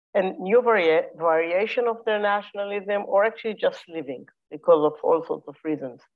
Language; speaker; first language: English; non-native, fluent; Hebrew